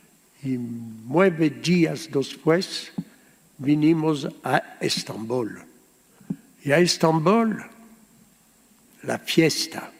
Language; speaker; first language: Spanish; early bilingual, heritage; Spanish